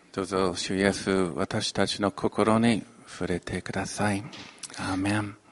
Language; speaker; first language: Japanese; non-native, fluent; English